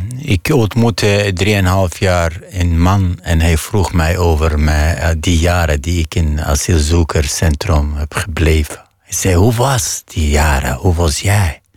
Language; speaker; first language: Dutch; non-native, fluent; Arabic